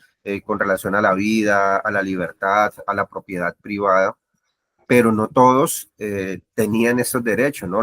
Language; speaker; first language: Spanish; native; Spanish